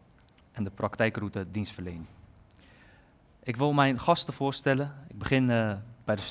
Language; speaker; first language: Dutch; native; Dutch